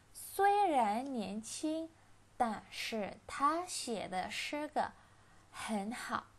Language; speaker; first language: Chinese; non-native, fluent; Indonesian